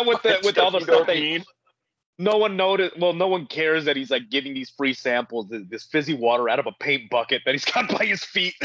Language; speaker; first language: English; native; English